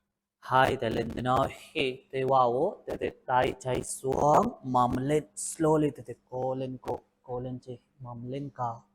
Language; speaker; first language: Vietnamese; non-native, learner; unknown